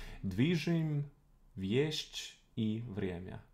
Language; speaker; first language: Russian; non-native, learner; Croatian